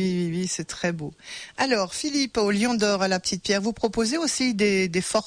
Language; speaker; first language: French; native; French